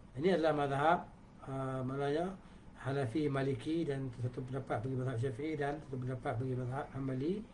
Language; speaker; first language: Malay; native; Malay